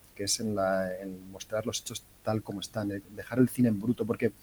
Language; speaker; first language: Spanish; native; Spanish